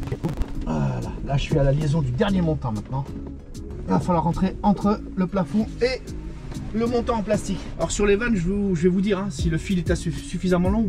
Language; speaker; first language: French; native; French